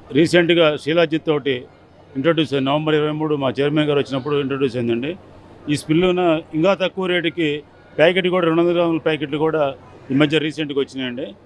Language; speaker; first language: Telugu; native; Telugu